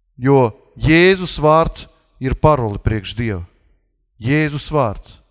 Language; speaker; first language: Latvian; non-native, local second language; Russian